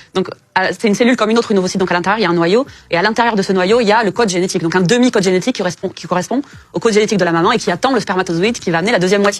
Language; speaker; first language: French; native; French